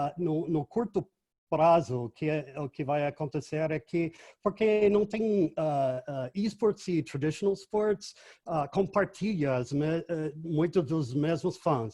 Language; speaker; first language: Portuguese; non-native, fluent; English